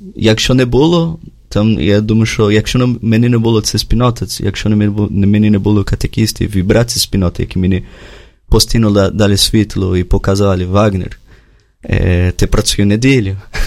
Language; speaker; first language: Ukrainian; non-native, learner; Portuguese